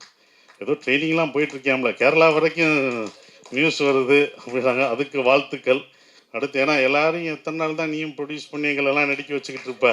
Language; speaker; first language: Tamil; native; Tamil